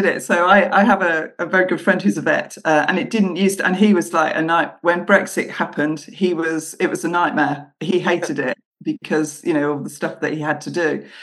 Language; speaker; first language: English; native; English